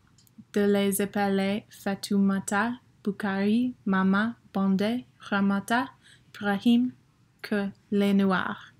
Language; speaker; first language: French; non-native, learner; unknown